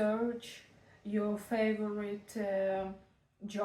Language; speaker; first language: English; non-native, learner; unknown